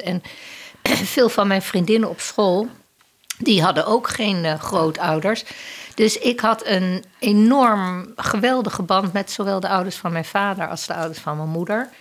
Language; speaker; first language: Dutch; native; Dutch